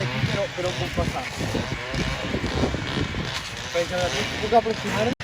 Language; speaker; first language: Catalan; native; Catalan